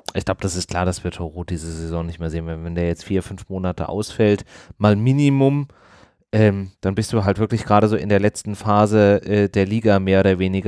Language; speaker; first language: German; native; German